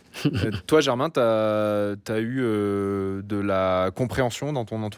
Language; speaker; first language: French; native; French